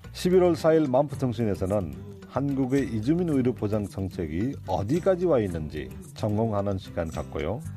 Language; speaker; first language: Korean; non-native, fluent; Nepali